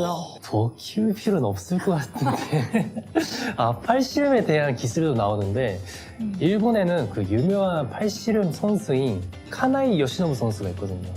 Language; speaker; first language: Korean; non-native, fluent; Japanese